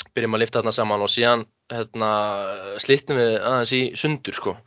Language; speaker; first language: Icelandic; native; Icelandic